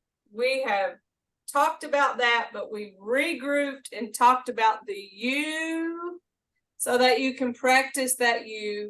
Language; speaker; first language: English; native; English